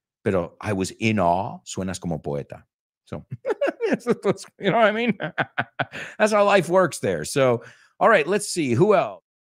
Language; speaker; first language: English; native; English